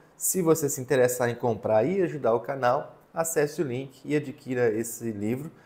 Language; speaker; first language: Portuguese; native; Portuguese